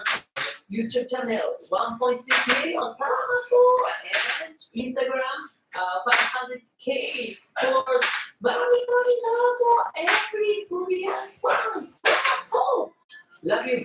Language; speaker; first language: English; non-native, learner; Filipino